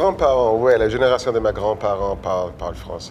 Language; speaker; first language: French; non-native, local second language; English